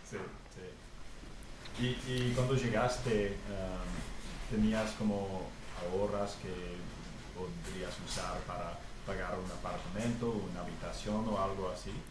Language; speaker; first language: Spanish; non-native, fluent; English